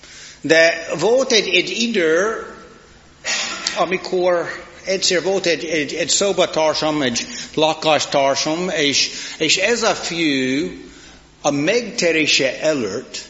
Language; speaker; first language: Hungarian; non-native, fluent; English